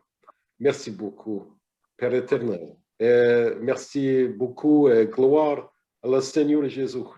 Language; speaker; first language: French; non-native, learner; English